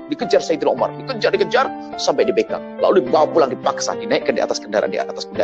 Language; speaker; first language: Indonesian; native; Indonesian